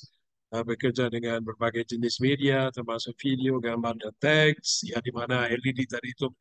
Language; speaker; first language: Indonesian; native; Indonesian